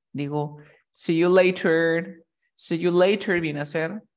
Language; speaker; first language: English; non-native, fluent; Spanish